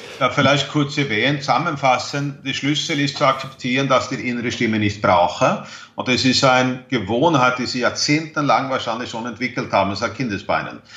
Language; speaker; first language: German; non-native, fluent; Swedish